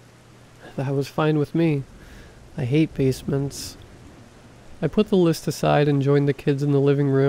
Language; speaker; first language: English; native; English